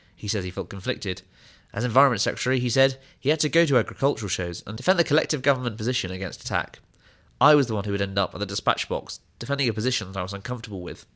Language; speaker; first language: English; native; English